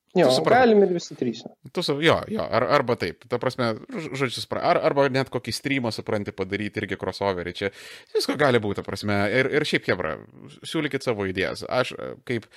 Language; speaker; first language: Lithuanian; native; Lithuanian